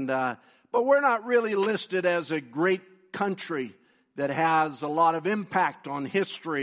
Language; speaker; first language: English; native; English